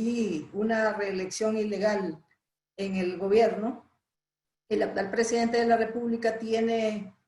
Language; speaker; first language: Spanish; native; Spanish